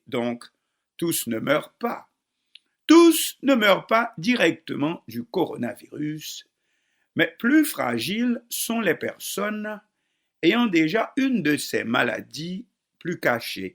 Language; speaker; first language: French; non-native, local second language; Haitian Creole